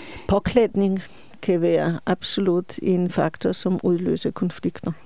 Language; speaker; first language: Danish; non-native, fluent; Polish